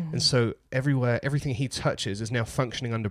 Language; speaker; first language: English; native; English